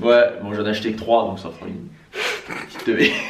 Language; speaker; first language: French; native; French